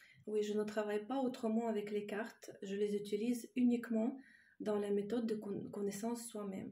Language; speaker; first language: French; non-native, fluent; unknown